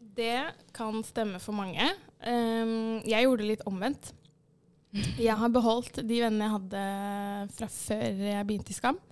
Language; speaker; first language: Norwegian; early bilingual, other home language; Arabic